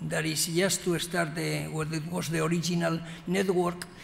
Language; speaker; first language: English; non-native, fluent; Spanish